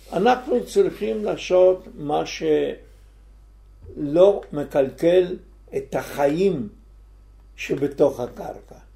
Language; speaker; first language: Hebrew; non-native, fluent; Italian